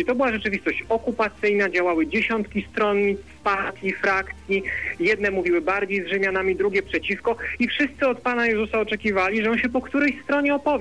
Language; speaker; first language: Polish; native; Polish